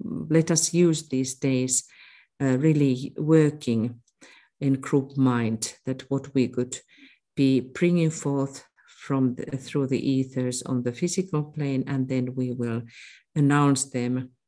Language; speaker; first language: English; non-native, fluent; Finnish